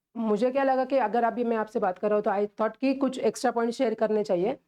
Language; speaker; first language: Hindi; non-native, local second language; Marathi